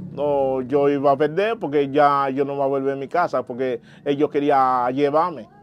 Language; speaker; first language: Spanish; non-native, learner; Haitian Creole